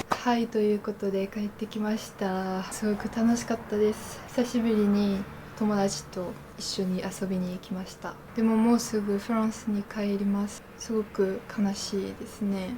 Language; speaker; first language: Japanese; non-native, learner; French